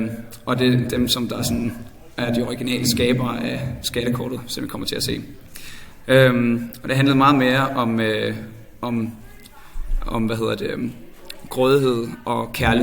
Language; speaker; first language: Danish; native; Danish